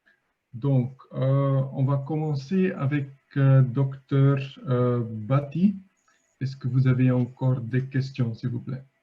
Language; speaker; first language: French; non-native, fluent; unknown